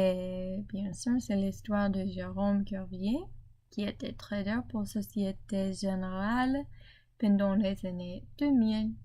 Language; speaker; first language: French; non-native, learner; English